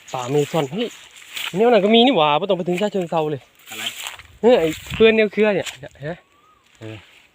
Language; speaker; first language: Thai; native; Thai